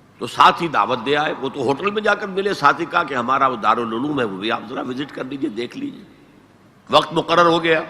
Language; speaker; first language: Urdu; native; Urdu